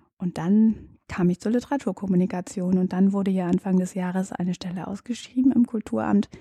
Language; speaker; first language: German; native; German